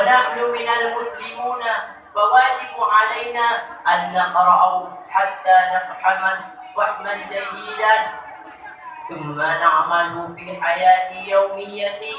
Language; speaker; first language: Arabic; non-native, learner; Achinese